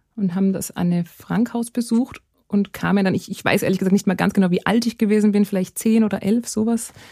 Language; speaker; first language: German; native; German